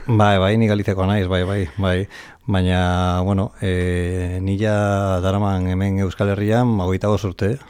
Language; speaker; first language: Basque; non-native, local second language; Spanish